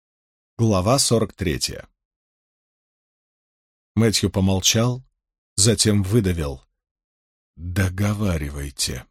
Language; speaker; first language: Russian; native; Russian